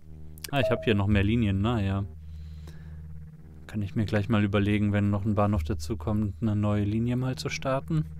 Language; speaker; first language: German; native; German